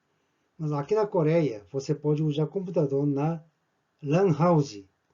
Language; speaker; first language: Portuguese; non-native, fluent; Korean